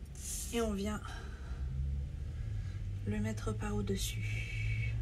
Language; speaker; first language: French; native; French